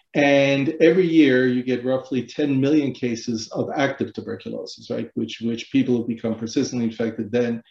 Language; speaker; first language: English; native; English